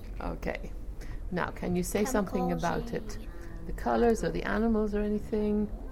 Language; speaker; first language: English; native; English